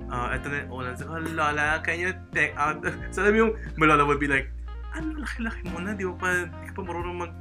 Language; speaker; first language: English; non-native, local second language; Filipino